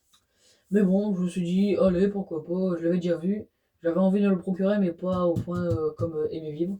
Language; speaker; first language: French; native; French